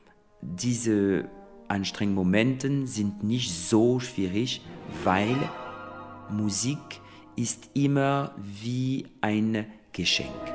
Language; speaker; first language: German; non-native, fluent; French